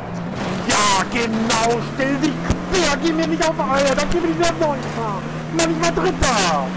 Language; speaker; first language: German; native; German